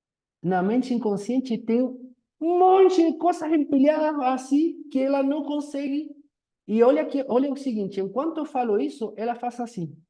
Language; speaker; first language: Portuguese; non-native, fluent; Spanish